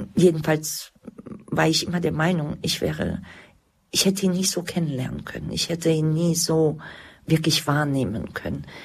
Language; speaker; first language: German; early bilingual, other home language; Croatian